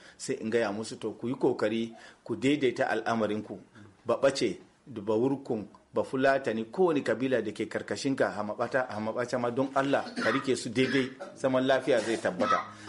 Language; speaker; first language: Hausa; non-native, local second language; Fula